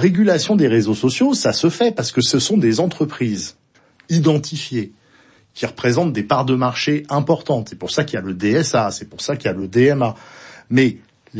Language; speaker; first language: French; native; French